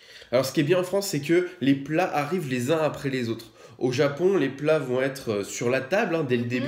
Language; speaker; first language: French; native; French